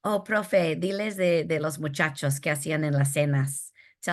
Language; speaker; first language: Spanish; early bilingual, heritage; Spanish